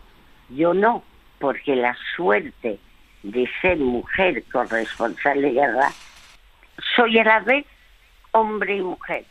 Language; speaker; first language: Spanish; early bilingual, other home language; French